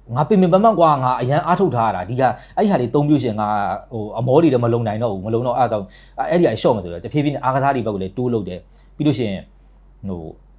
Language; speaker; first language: Burmese; native; Burmese